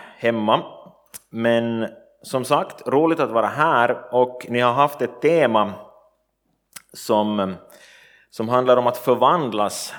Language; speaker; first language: Swedish; native; Swedish